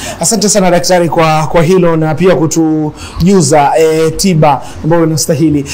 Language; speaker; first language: Swahili; native; Swahili